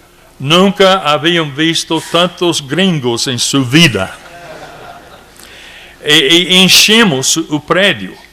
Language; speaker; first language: Portuguese; non-native, fluent; English